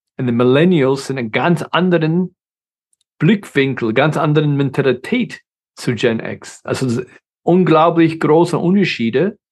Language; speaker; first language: German; non-native, fluent; English